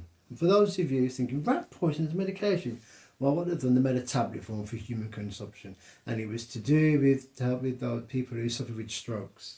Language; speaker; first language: English; native; English